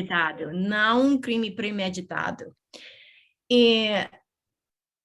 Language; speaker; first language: Portuguese; non-native, learner; English